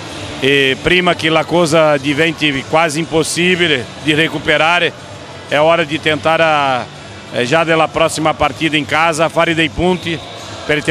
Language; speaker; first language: Italian; non-native, fluent; Portuguese